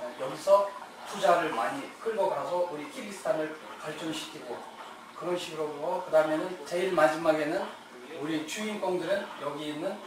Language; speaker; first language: Korean; non-native, fluent; Kyrgyz